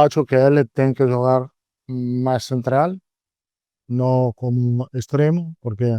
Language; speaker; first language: Portuguese; non-native, learner; Italian